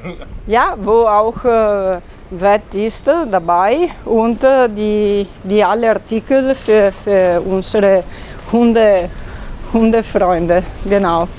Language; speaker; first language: German; non-native, learner; Italian